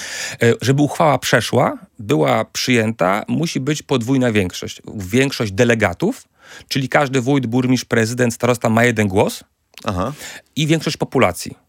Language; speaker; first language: Polish; native; Polish